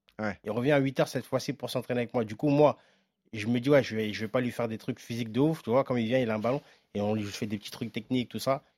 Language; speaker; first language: French; native; French